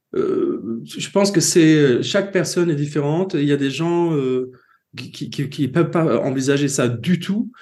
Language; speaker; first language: French; non-native, fluent; Swedish